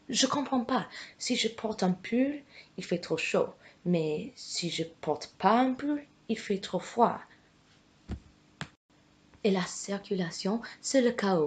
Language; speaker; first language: French; non-native, fluent; English